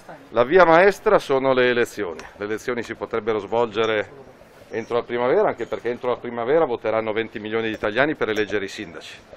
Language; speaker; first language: Italian; native; Italian